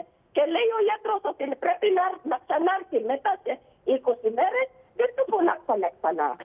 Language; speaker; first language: Greek; non-native, learner; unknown